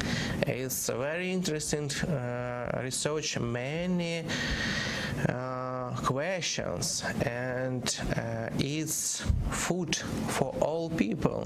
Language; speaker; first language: English; non-native, learner; Ukrainian